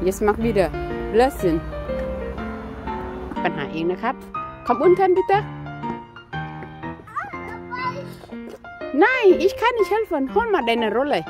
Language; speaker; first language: German; non-native, learner; Thai